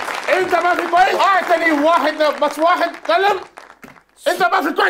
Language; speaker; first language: Arabic; non-native, learner; Urdu